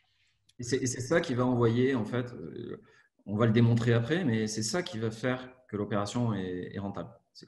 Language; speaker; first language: French; native; French